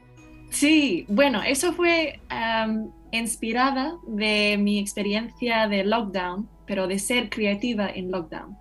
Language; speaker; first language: Spanish; non-native, fluent; English